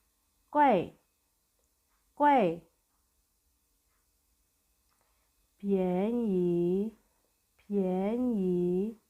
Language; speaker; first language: Chinese; non-native, fluent; Indonesian